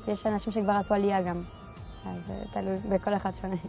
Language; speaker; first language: Hebrew; non-native, learner; French